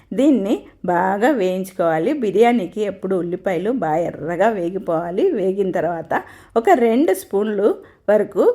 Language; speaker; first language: Telugu; non-native, local second language; Tamil